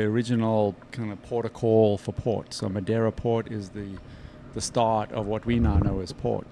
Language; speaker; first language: English; native; English